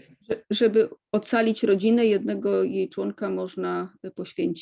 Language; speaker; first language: Polish; native; Polish